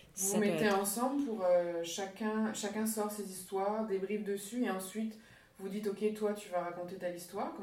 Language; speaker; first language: French; native; French